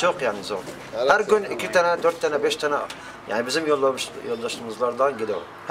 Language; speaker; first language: Turkish; non-native, learner; Arabic